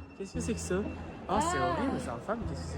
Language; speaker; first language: French; native; French